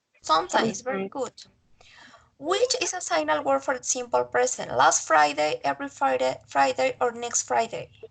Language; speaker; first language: English; non-native, learner; Spanish